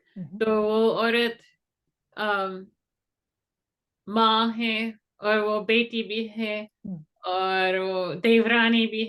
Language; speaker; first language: Hindi; non-native, fluent; English